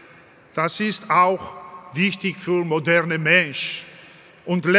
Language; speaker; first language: German; non-native, learner; Georgian